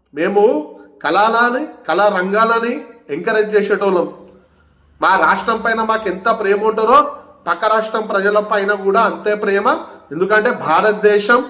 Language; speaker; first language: Telugu; native; Telugu